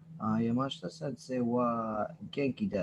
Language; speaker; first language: Japanese; non-native, learner; English